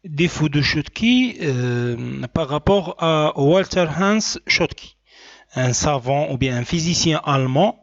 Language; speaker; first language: French; non-native, local second language; Arabic